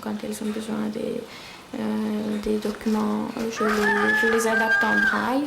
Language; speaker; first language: French; non-native, fluent; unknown